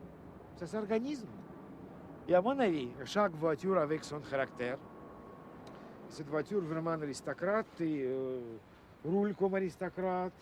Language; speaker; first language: French; non-native, learner; Russian